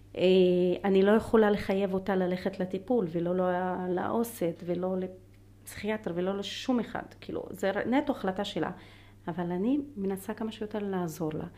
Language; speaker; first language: Hebrew; non-native, local second language; Arabic